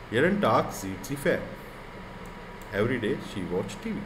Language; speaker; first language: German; non-native, learner; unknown